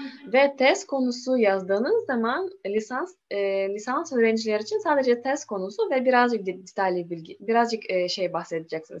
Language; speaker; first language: Turkish; non-native, learner; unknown